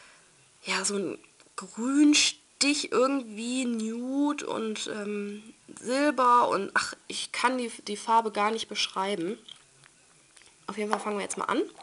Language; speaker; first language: German; native; German